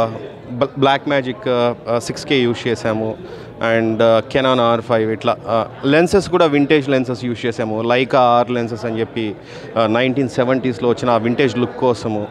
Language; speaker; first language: Telugu; native; Telugu